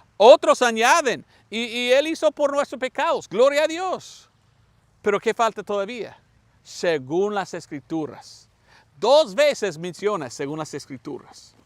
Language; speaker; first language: Spanish; non-native, fluent; English